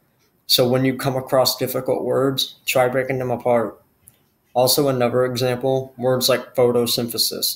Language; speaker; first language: English; native; English